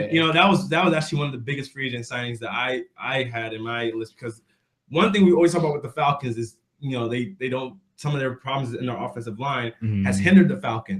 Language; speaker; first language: English; native; English